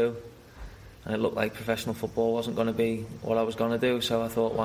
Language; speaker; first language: English; native; English